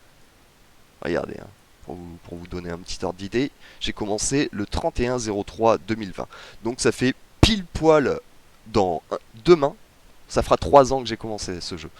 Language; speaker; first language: French; native; French